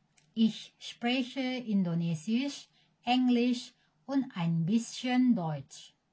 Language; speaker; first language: German; non-native, learner; Indonesian